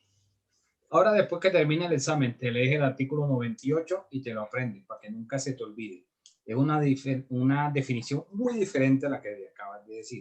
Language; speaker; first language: Spanish; native; Spanish